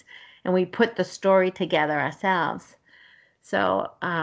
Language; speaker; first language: English; native; English